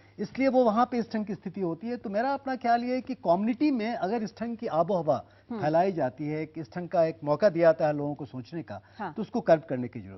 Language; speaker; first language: Hindi; native; Hindi